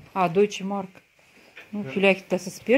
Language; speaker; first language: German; non-native, learner; Russian